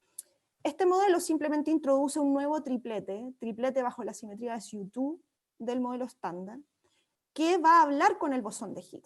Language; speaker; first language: Spanish; native; Spanish